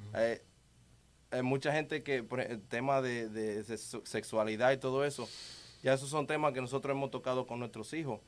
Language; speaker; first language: Spanish; native; Spanish